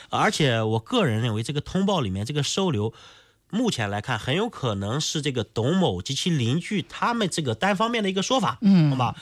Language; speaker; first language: Chinese; native; Chinese